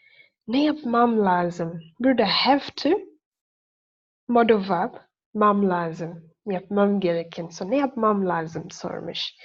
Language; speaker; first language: Turkish; non-native, learner; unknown